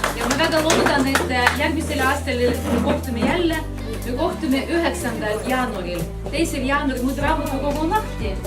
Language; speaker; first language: Estonian; non-native, local second language; Russian